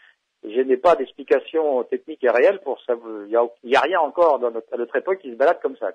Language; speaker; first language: French; native; French